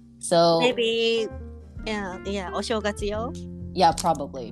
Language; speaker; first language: English; non-native, fluent; Japanese